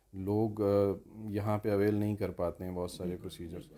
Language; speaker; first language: Hindi; native; Hindi